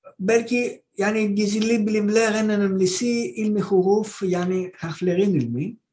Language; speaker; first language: Turkish; non-native, fluent; Greek